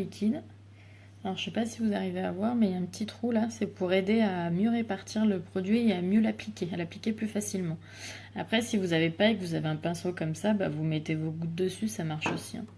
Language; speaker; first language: French; native; French